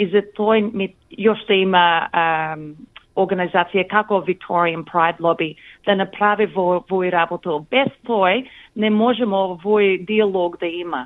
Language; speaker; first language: Macedonian; early bilingual, heritage; English